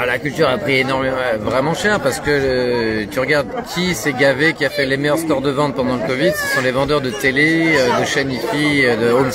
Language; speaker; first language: French; native; French